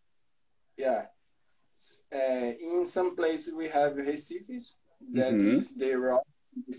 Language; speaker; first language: English; non-native, learner; Portuguese